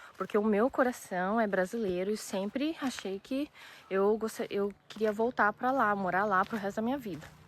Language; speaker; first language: Portuguese; early bilingual, other home language; Japanese